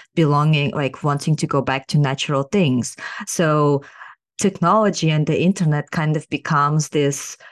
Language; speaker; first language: English; non-native, fluent; Kazakh